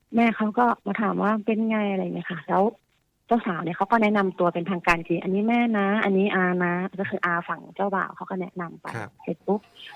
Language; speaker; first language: Thai; native; Thai